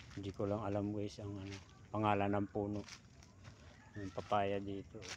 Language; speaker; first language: Filipino; non-native, local second language; Bikol